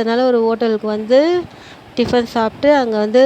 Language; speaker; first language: Tamil; native; Tamil